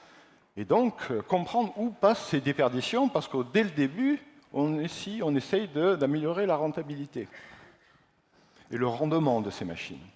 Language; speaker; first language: French; native; French